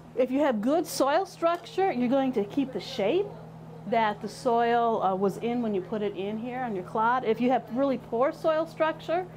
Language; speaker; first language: English; native; English